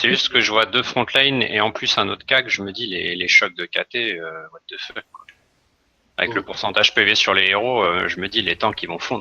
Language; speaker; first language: French; native; French